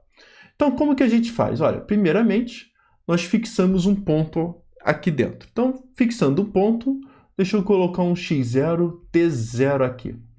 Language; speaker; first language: Portuguese; native; Portuguese